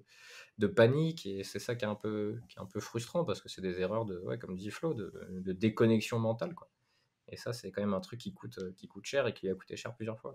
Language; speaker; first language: French; native; French